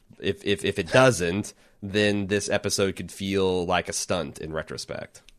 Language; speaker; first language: English; native; English